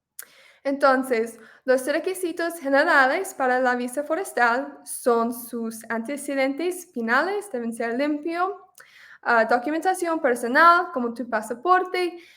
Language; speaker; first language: Spanish; non-native, fluent; English